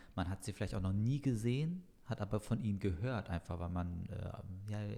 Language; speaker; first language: German; native; German